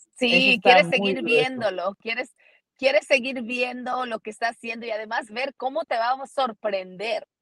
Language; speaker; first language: Spanish; early bilingual, heritage; Spanish